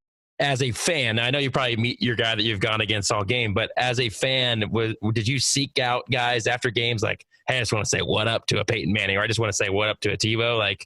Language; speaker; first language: English; native; English